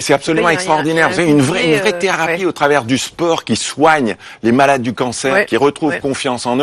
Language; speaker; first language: French; native; French